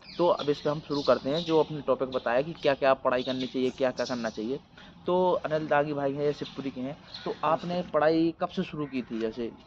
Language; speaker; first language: Hindi; native; Hindi